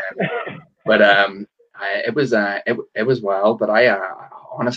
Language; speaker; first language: English; native; English